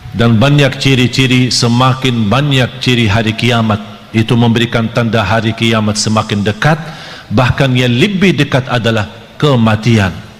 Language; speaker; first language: Malay; non-native, fluent; Arabic